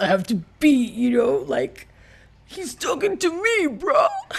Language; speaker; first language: English; non-native, fluent; Spanish